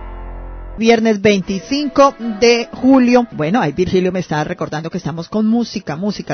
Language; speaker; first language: Spanish; native; Spanish